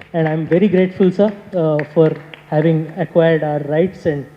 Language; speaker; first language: English; non-native, local second language; Kannada